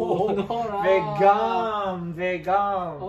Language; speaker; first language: Hebrew; non-native, learner; English